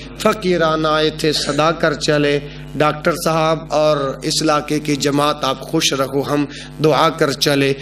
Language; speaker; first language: Urdu; non-native, local second language; Pashto